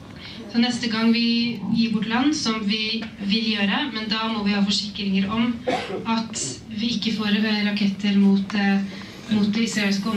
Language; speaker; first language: Norwegian; native; Norwegian